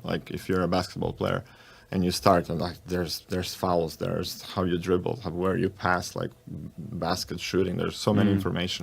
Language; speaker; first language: English; non-native, fluent; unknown